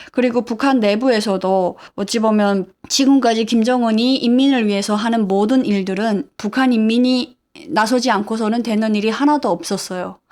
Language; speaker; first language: Korean; native; Korean